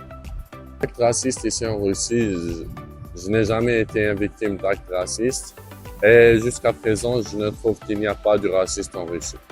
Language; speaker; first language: French; non-native, local second language; Arabic